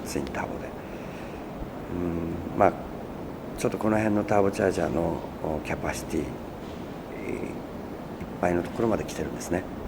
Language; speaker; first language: Japanese; native; Japanese